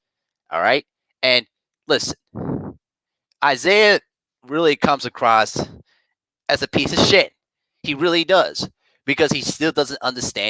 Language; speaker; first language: English; native; English